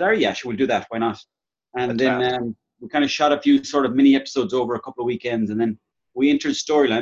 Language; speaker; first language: English; native; English